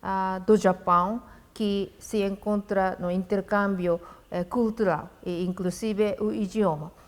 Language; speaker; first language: Portuguese; non-native, fluent; Japanese